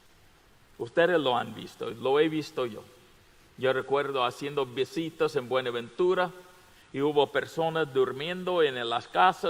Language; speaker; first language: Spanish; non-native, fluent; English